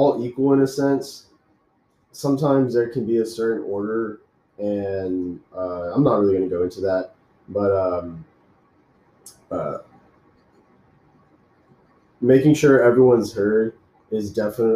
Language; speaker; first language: English; native; English